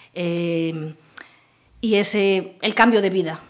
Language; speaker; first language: Spanish; native; Spanish